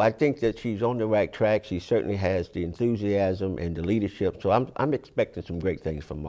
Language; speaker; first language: English; native; English